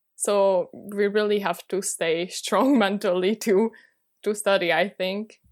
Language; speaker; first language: English; non-native, fluent; Hungarian